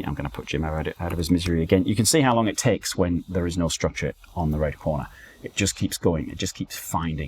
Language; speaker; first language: English; native; English